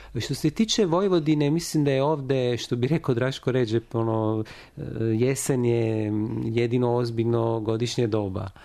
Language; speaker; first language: Serbian; non-native, fluent; Italian